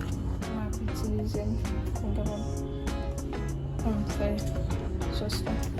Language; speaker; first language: French; non-native, learner; Haitian Creole